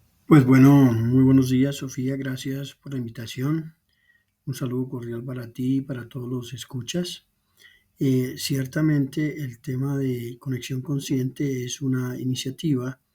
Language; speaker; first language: Spanish; native; Spanish